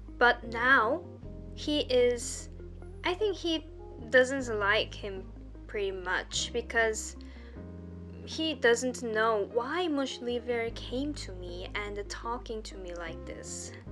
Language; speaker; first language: English; non-native, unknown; Korean